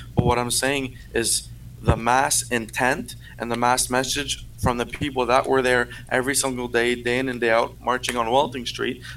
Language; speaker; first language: English; non-native, fluent; French